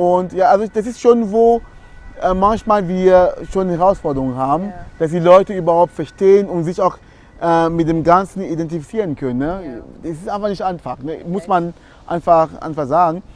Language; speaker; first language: German; non-native, fluent; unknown